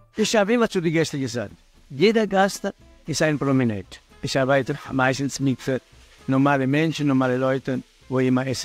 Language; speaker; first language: German; non-native, fluent; Italian